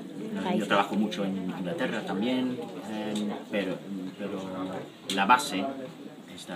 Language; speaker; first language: Spanish; non-native, fluent; English